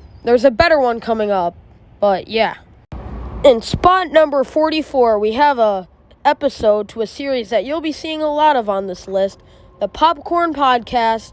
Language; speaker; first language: English; native; English